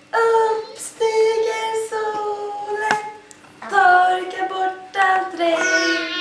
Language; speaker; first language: Swedish; native; Swedish